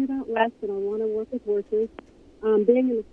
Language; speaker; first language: English; native; English